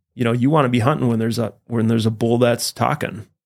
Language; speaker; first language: English; native; English